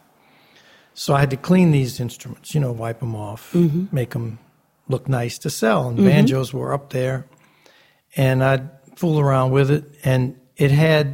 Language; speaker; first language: English; native; English